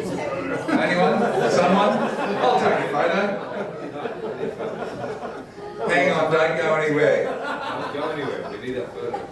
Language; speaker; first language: English; native; English